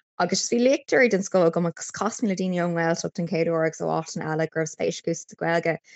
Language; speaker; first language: Irish; non-native, local second language; English